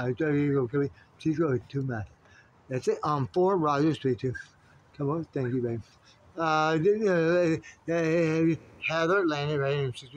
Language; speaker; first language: English; native; English